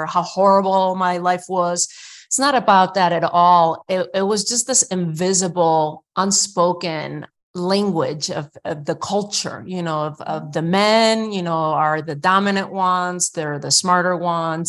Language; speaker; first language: English; non-native, fluent; Spanish